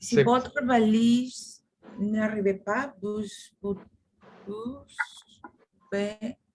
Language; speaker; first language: French; non-native, learner; Spanish